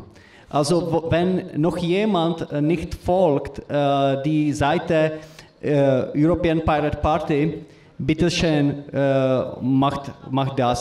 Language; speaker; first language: German; non-native, learner; Czech